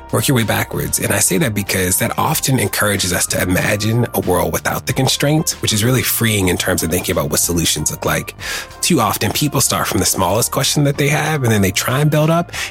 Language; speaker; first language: English; native; English